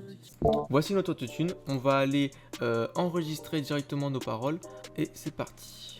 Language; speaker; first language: French; native; French